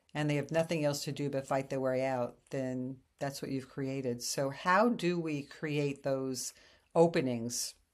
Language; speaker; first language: English; native; English